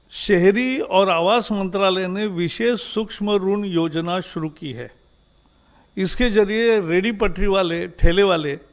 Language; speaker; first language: Hindi; native; Hindi